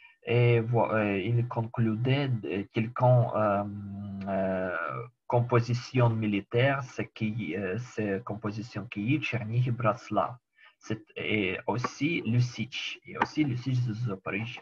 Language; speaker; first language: French; non-native, learner; Ukrainian